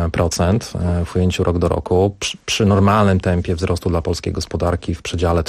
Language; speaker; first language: Polish; native; Polish